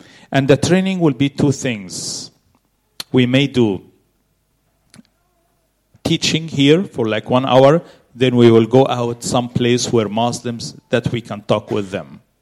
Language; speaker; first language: English; non-native, fluent; Arabic